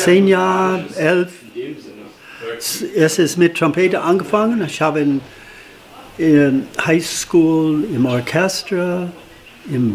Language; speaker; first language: German; non-native, fluent; English